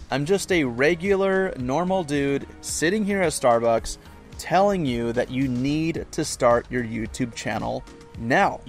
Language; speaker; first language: English; native; English